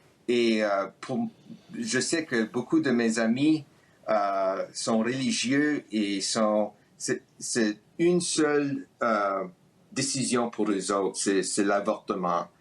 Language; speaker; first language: French; early bilingual, heritage; French